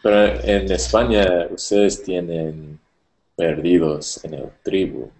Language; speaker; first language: Spanish; non-native, learner; English